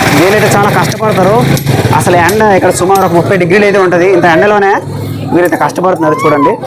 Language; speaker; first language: Telugu; native; Telugu